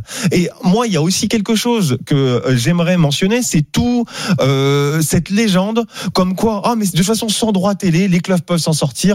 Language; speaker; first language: French; native; French